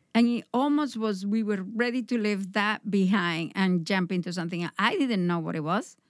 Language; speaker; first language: English; non-native, fluent; Spanish